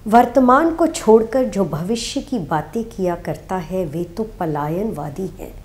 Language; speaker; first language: Hindi; native; Hindi